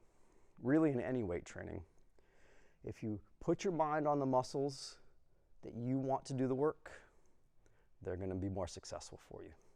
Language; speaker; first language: English; native; English